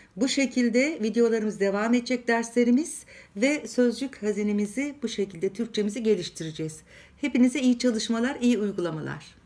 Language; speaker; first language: Turkish; native; Turkish